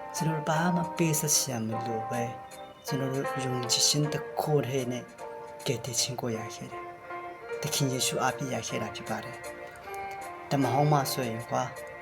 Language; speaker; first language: Burmese; non-native, local second language; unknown